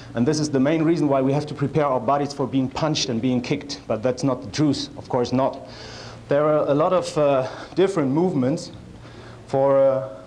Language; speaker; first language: English; non-native, fluent; German